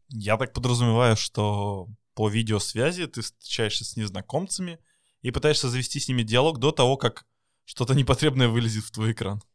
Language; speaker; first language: Russian; native; Russian